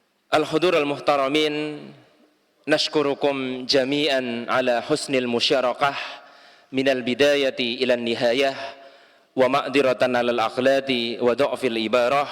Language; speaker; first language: Arabic; non-native, fluent; Indonesian